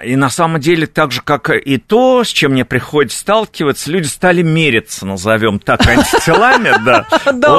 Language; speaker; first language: Russian; native; Russian